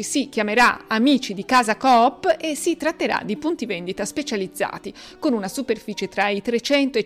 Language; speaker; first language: Italian; native; Italian